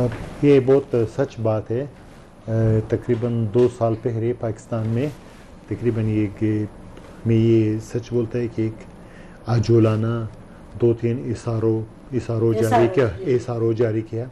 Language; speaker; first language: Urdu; non-native, learner; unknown